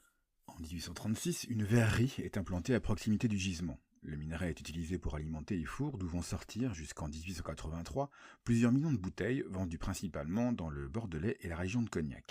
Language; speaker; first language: French; native; French